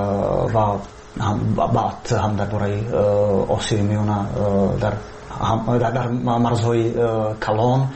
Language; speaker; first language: Persian; non-native, fluent; Czech